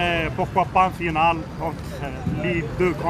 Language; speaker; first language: French; non-native, local second language; Arabic